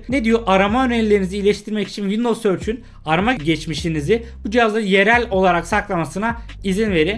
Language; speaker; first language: Turkish; native; Turkish